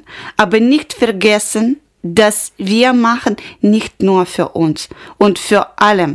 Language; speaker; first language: German; non-native, learner; Ukrainian